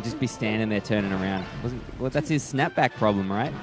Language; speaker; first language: English; native; English